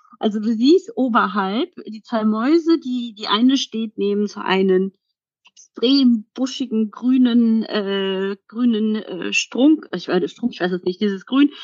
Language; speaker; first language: German; early bilingual, other home language; Polish